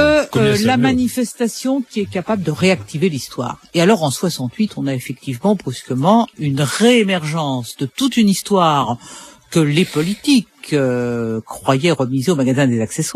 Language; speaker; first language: French; native; French